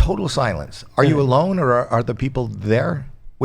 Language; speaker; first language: English; native; English